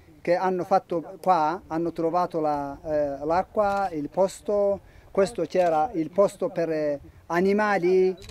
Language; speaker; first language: Italian; non-native, learner; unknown